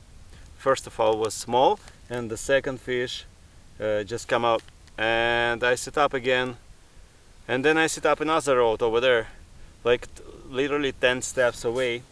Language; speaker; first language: English; non-native, learner; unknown